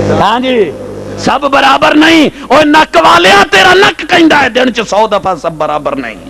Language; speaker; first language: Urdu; non-native, local second language; Punjabi